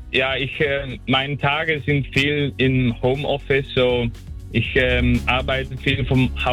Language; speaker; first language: German; non-native, learner; Dutch